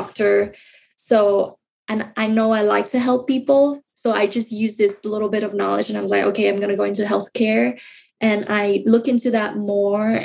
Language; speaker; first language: English; non-native, fluent; Vietnamese